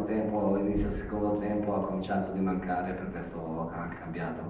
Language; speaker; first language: Italian; non-native, fluent; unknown